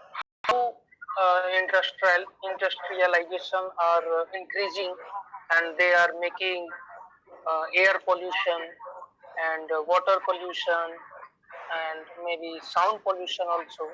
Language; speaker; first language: English; non-native, learner; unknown